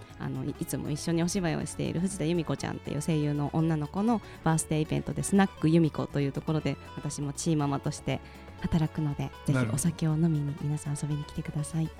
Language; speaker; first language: Japanese; native; Japanese